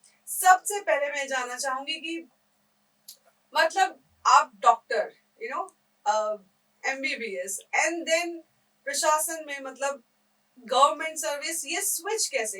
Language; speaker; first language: Hindi; native; Hindi